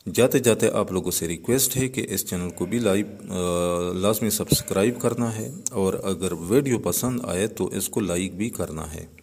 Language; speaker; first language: Urdu; native; Urdu